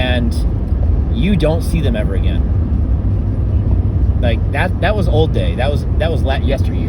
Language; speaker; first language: English; native; English